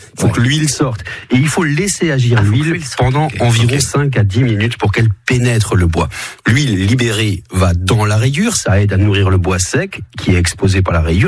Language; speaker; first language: French; native; French